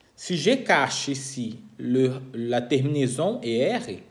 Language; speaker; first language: French; non-native, fluent; Portuguese